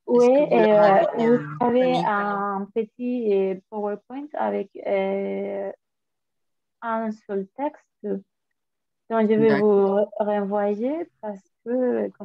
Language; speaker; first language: French; non-native, fluent; Spanish